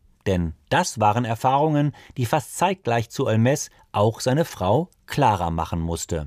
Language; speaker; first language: German; native; German